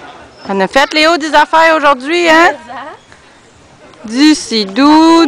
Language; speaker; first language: French; native; French